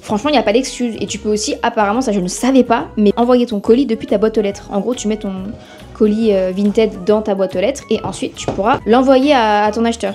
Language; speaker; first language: French; native; French